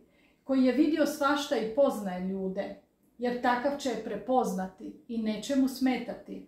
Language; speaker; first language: Croatian; native; Croatian